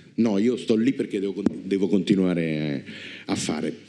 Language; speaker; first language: Italian; native; Italian